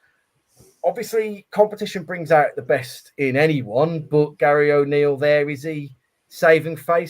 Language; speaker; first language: English; native; English